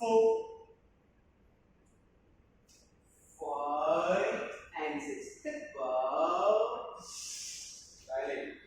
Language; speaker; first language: Vietnamese; non-native, learner; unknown